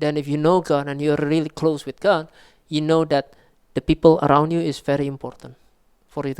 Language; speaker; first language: English; non-native, local second language; Indonesian